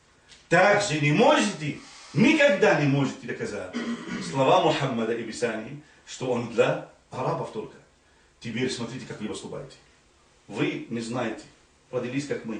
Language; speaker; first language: Russian; non-native, fluent; Arabic